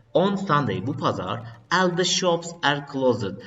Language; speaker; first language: English; non-native, learner; Turkish